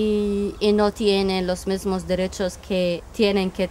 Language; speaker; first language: Spanish; non-native, fluent; Arabic